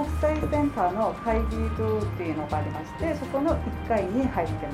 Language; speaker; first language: Japanese; non-native, fluent; Korean